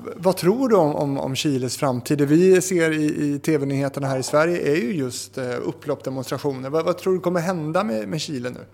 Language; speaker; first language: Swedish; native; Swedish